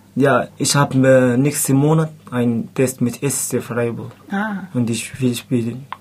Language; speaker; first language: German; non-native, learner; Arabic